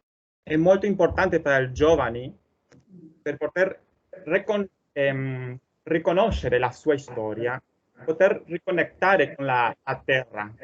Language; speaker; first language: Italian; non-native, fluent; Spanish